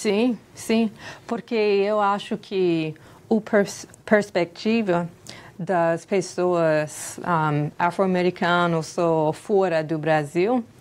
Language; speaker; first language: Portuguese; non-native, fluent; English